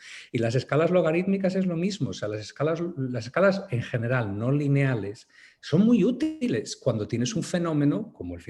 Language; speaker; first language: Spanish; native; Spanish